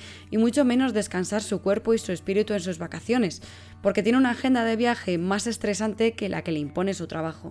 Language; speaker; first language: Spanish; native; Spanish